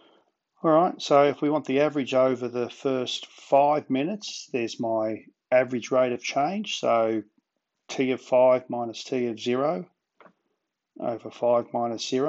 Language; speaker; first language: English; native; English